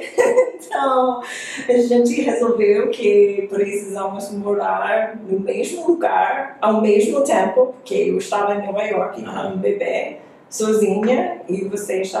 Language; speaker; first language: Portuguese; non-native, fluent; English